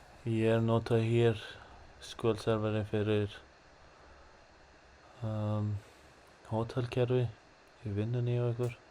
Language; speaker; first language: Icelandic; non-native, learner; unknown